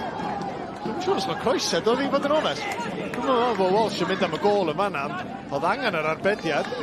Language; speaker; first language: Welsh; native; Welsh